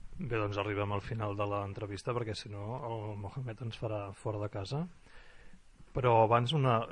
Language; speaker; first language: Catalan; native; Catalan